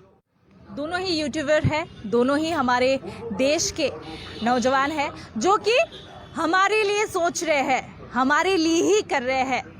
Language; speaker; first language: Hindi; native; Hindi